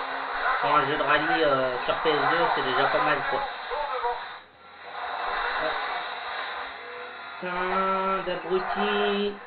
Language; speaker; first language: French; native; French